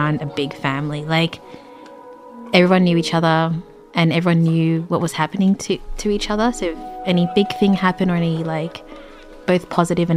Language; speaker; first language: English; native; English